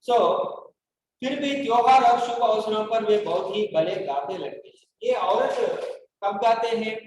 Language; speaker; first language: Hindi; non-native, local second language; Telugu